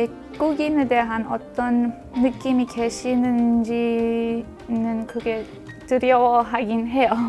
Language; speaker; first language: Korean; non-native, fluent; Persian